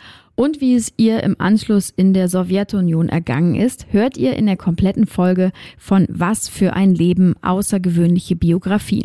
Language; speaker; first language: German; native; German